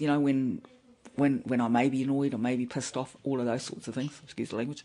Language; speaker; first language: English; native; English